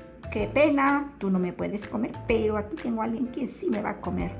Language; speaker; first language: Spanish; native; Spanish